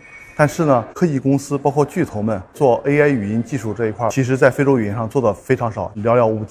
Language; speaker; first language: Chinese; native; Chinese